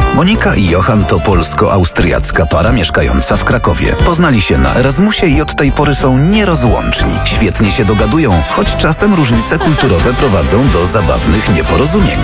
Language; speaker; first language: Polish; native; Polish